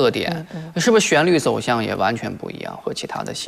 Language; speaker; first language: Chinese; native; Chinese